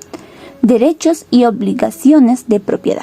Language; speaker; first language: Spanish; native; Spanish